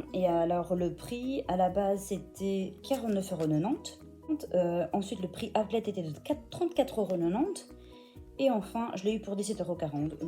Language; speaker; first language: French; native; French